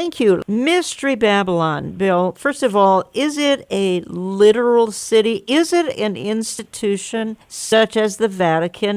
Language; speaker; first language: English; native; English